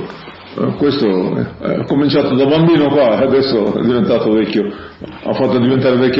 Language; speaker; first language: Italian; early bilingual, heritage; Italian